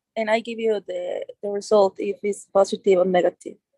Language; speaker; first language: English; non-native, learner; Spanish